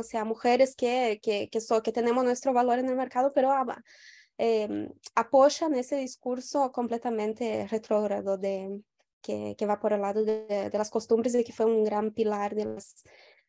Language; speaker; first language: Spanish; non-native, fluent; Portuguese